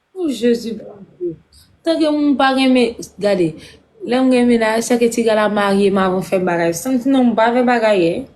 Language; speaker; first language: Haitian Creole; non-native, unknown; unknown